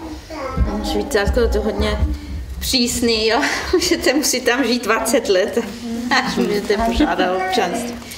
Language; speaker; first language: Czech; non-native, learner; German